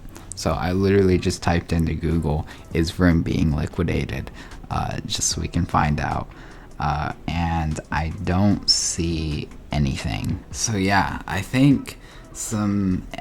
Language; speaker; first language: English; native; English